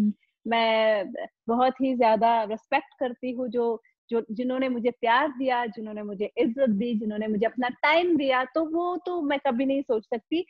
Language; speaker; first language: Hindi; non-native, fluent; Pashto